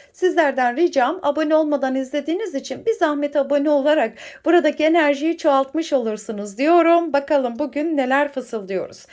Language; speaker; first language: Turkish; native; Turkish